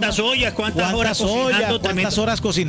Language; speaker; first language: Spanish; native; Spanish